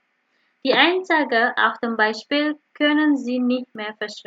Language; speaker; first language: German; non-native, learner; Indonesian